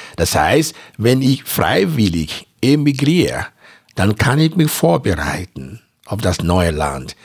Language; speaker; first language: German; non-native, fluent; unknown